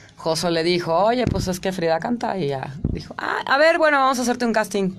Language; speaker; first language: Spanish; native; Spanish